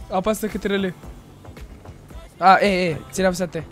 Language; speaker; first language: Romanian; native; Romanian